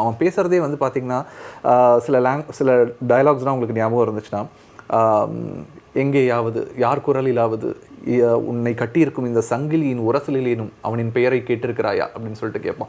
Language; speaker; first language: Tamil; native; Tamil